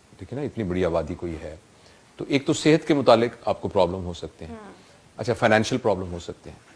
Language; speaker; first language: Urdu; non-native, local second language; Punjabi